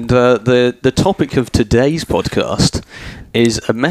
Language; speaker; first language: English; native; English